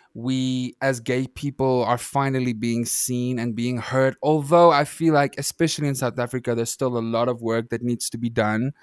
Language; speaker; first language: English; non-native, local second language; Afrikaans